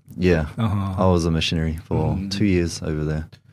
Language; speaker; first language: English; native; English